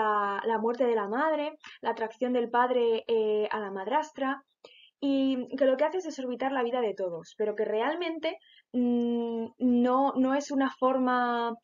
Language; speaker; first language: Spanish; native; Spanish